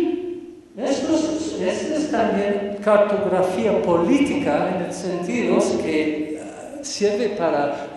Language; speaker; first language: Spanish; non-native, fluent; English